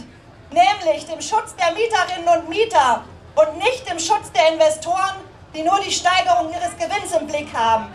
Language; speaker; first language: German; native; German